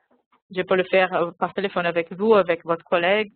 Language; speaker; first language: French; non-native, fluent; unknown